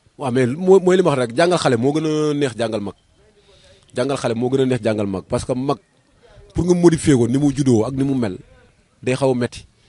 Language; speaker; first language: Wolof; native; Wolof